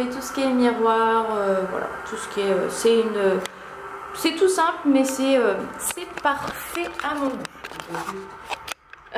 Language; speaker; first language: French; native; French